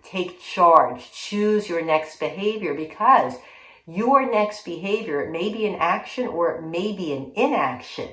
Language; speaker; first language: English; native; English